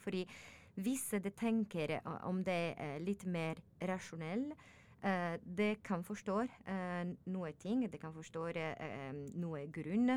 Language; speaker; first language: Norwegian; non-native, learner; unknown